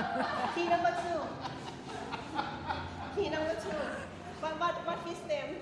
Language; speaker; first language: English; non-native, learner; Thai